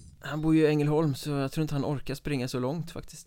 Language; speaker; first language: Swedish; native; Swedish